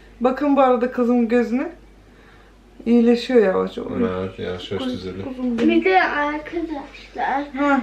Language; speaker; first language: Turkish; early bilingual, heritage; Turkish